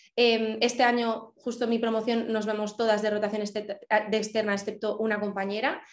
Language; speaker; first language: Spanish; native; Spanish